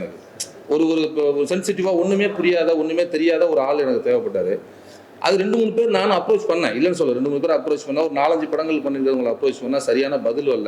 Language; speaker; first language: Tamil; native; Tamil